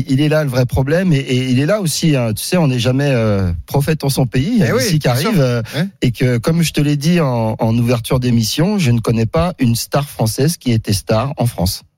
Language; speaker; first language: French; native; French